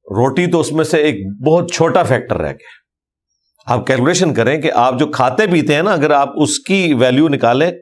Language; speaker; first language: Urdu; non-native, local second language; Punjabi